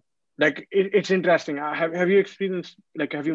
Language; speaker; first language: English; non-native, local second language; Hindi